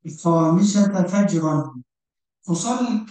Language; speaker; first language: Arabic; non-native, learner; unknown